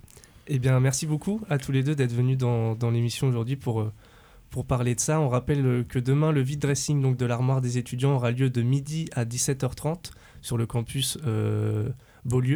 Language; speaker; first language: French; native; French